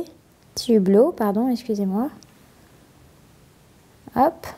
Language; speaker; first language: French; native; French